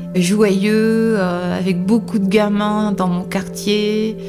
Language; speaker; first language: French; native; French